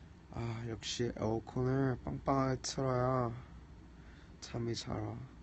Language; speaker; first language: Korean; early bilingual, heritage; Korean